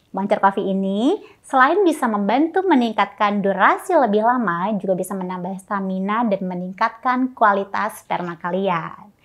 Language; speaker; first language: Indonesian; native; Indonesian